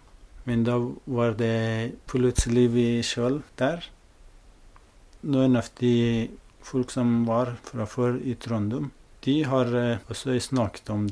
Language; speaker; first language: Norwegian; non-native, fluent; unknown